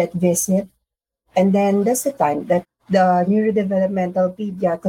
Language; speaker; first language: English; non-native, local second language; Filipino